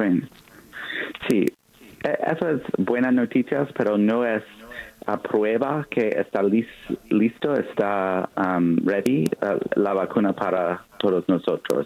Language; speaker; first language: Spanish; non-native, fluent; English